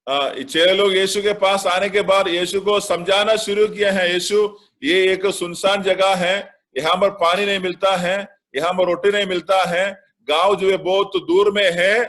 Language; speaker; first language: Hindi; non-native, local second language; Malayalam